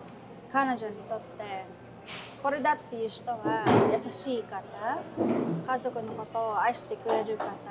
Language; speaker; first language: Japanese; non-native, fluent; Filipino